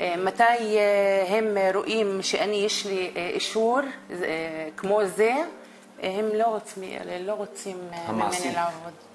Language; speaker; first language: Hebrew; non-native, learner; Arabic